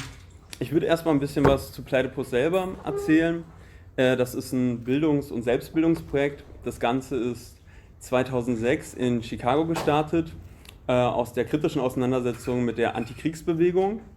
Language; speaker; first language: German; native; German